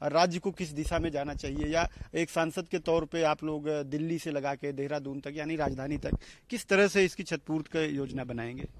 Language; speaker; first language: Hindi; native; Hindi